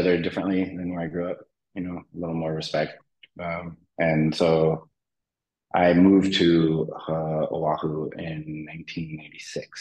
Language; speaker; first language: English; native; English